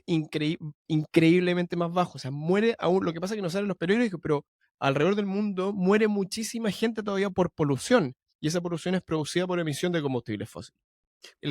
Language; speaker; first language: Spanish; native; Spanish